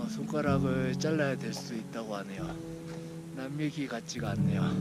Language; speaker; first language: Korean; native; Korean